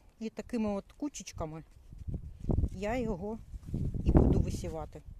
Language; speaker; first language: Ukrainian; native; Ukrainian